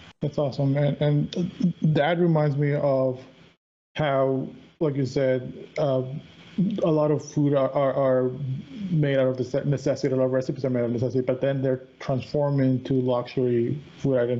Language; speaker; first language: English; native; English